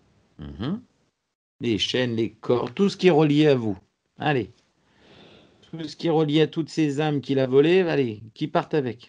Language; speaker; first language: French; native; French